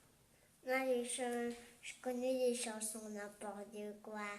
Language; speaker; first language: French; non-native, learner; Vietnamese